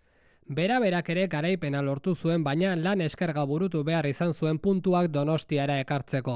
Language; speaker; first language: Basque; native; Basque